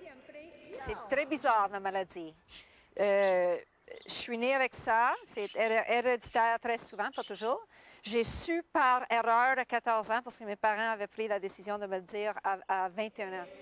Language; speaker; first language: French; non-native, local second language; English